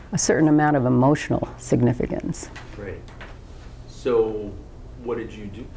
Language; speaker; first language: English; native; English